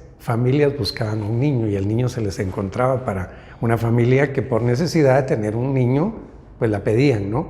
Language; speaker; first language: Spanish; native; Spanish